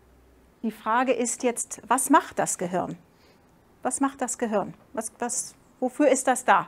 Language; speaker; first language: German; non-native, fluent; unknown